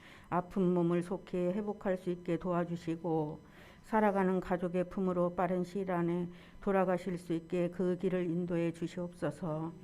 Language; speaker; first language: Korean; native; Korean